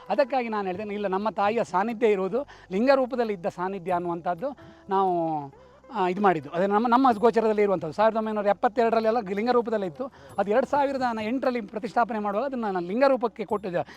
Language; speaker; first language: Kannada; native; Kannada